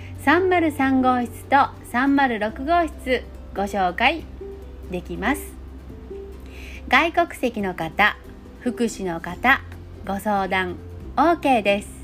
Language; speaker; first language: Japanese; native; Japanese